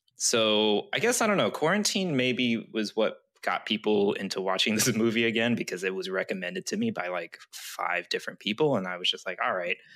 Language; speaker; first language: English; early bilingual, other home language; Chinese